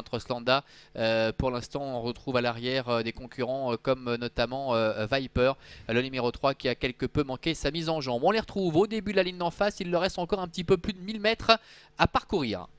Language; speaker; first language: French; native; French